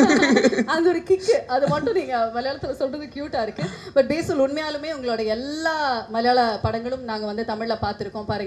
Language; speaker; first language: Tamil; native; Tamil